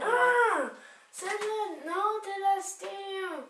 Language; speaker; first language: French; non-native, learner; English